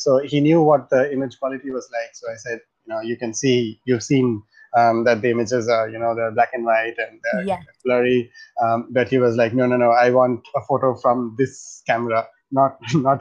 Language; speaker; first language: English; non-native, local second language; Bangla